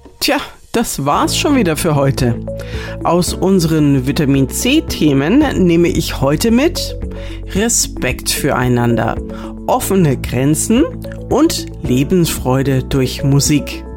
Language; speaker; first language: German; native; German